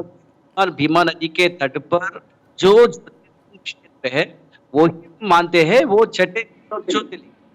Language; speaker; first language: Hindi; non-native, local second language; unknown